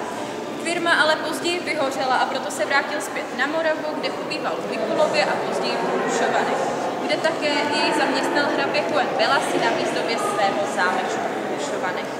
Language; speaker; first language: Czech; native; Czech